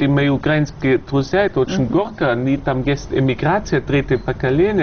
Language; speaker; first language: Russian; non-native, fluent; German